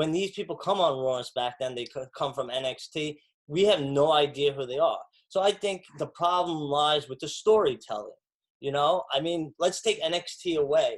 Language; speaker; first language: English; native; English